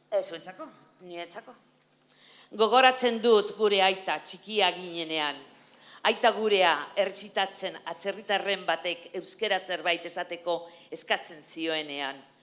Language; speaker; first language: Basque; non-native, local second language; Spanish